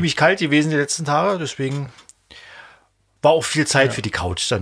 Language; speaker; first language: German; native; German